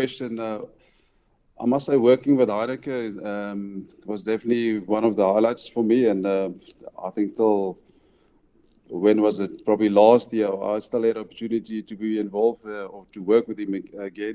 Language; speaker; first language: English; non-native, local second language; Afrikaans